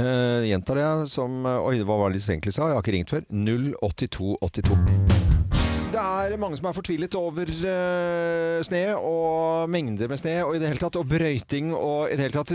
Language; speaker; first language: Norwegian; native; Norwegian